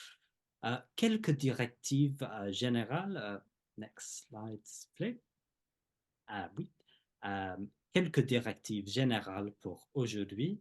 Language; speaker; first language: French; non-native, fluent; English